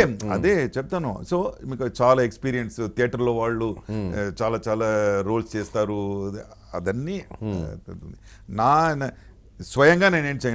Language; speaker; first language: Telugu; non-native, local second language; Tamil